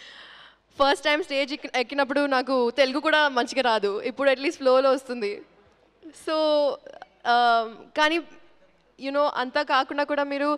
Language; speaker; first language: Telugu; non-native, local second language; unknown